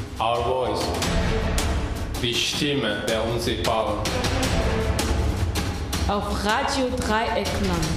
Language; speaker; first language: German; non-native, learner; Persian